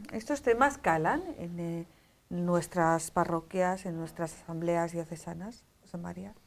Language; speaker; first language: Spanish; native; Spanish